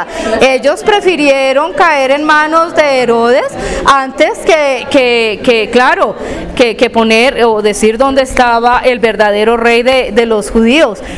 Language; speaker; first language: Spanish; native; Spanish